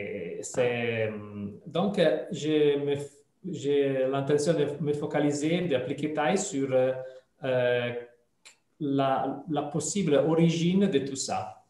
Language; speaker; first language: French; non-native, fluent; Italian